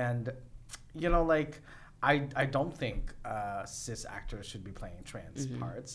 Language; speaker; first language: English; non-native, local second language; Filipino